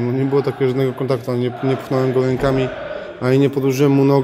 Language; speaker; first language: Polish; native; Polish